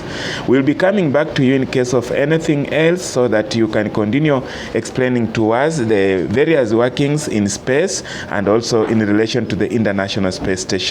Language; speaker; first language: English; non-native, local second language; Swahili